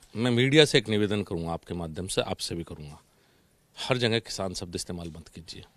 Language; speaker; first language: Hindi; native; Hindi